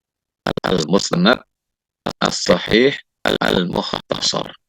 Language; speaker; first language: Arabic; non-native, fluent; Indonesian